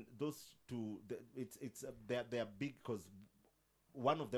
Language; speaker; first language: English; non-native, local second language; Swahili